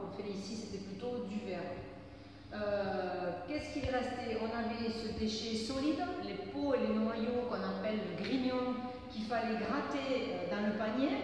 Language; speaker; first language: French; native; French